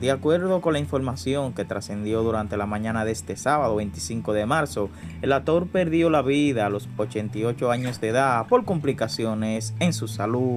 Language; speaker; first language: Spanish; native; Spanish